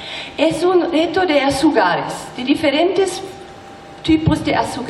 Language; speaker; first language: Spanish; non-native, learner; German